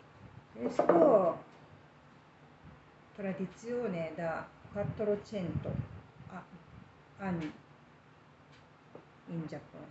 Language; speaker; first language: Italian; non-native, learner; Japanese